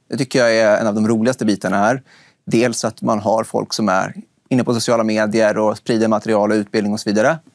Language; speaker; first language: Swedish; native; Swedish